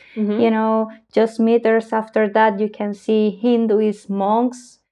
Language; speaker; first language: English; non-native, learner; Spanish